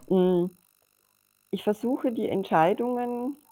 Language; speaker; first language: German; native; German